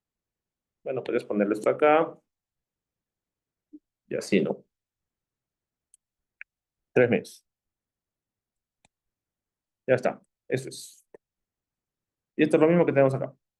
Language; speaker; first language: Spanish; native; Spanish